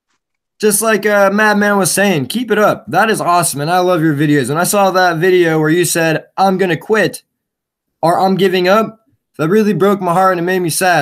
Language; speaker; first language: English; native; English